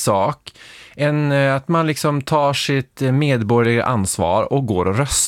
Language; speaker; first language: Swedish; native; Swedish